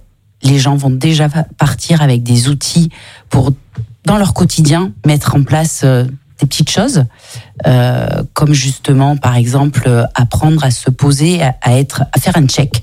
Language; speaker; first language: French; native; French